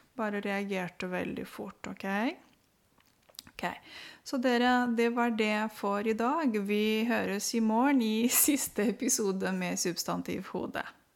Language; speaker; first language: Norwegian; non-native, fluent; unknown